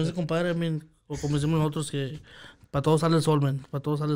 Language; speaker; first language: Spanish; native; Spanish